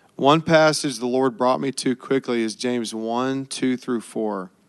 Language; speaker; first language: English; native; English